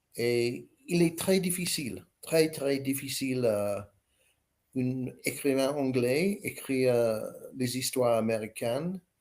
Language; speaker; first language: French; non-native, learner; English